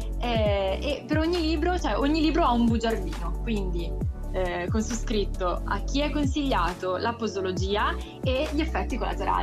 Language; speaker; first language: Italian; native; Italian